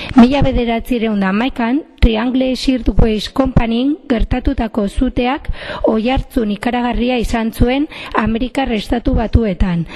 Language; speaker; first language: Basque; non-native, local second language; Spanish